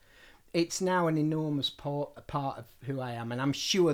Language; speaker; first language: English; native; English